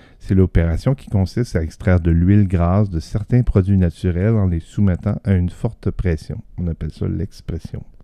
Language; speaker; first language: French; native; French